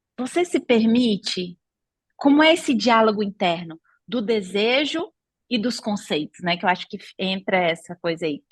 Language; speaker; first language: Portuguese; native; Portuguese